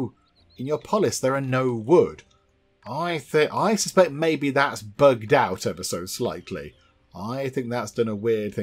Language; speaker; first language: English; native; English